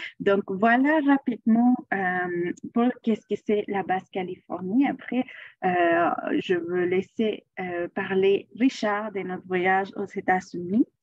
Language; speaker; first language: French; non-native, fluent; Spanish